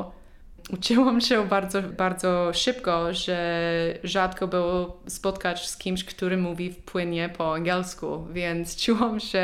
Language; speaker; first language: Polish; non-native, learner; English